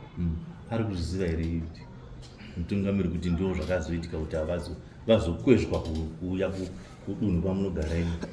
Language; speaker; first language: Shona; native; Shona